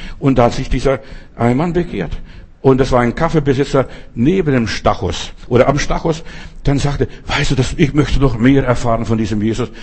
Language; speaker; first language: German; non-native, fluent; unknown